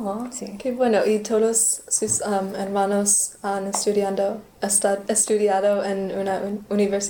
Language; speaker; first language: Spanish; non-native, learner; English